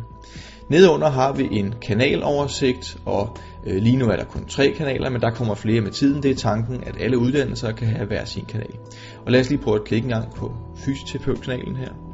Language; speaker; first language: Danish; native; Danish